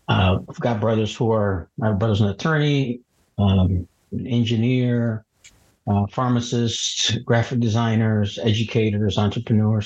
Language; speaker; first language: English; native; English